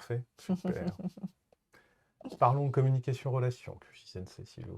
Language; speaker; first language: French; native; French